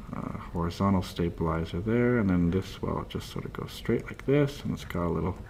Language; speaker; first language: English; native; English